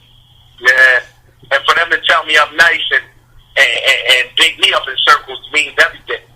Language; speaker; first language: English; native; English